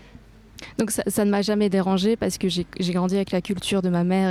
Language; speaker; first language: French; non-native, fluent; Greek